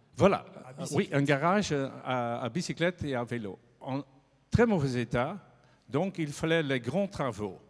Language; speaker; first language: French; non-native, fluent; Dutch